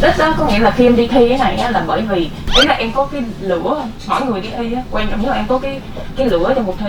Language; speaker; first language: Vietnamese; native; Vietnamese